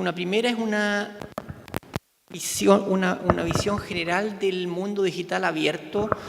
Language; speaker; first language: Spanish; native; Spanish